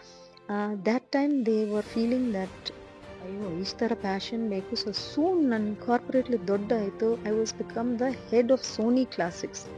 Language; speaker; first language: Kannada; non-native, learner; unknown